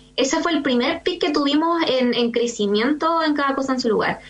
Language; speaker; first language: Spanish; native; Spanish